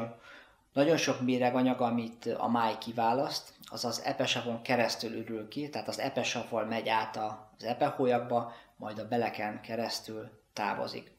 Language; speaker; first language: Hungarian; native; Hungarian